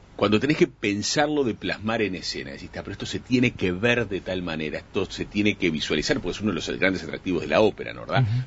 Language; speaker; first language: Spanish; native; Spanish